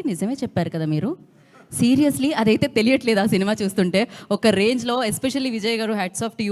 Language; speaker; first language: Telugu; native; Telugu